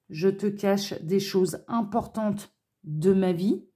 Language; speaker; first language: French; native; French